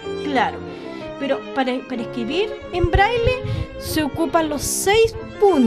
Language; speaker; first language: Spanish; native; Spanish